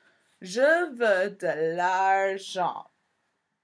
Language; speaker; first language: French; non-native, fluent; English